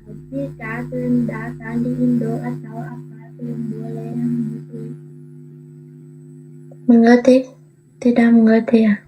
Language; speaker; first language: Indonesian; non-native, learner; Vietnamese